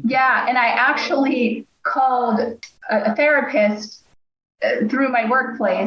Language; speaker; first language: English; native; English